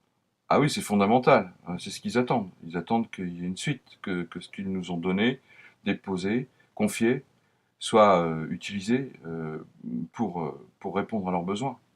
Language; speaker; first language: French; native; French